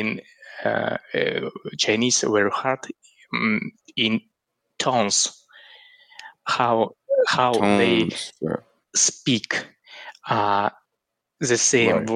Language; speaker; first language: English; non-native, learner; Russian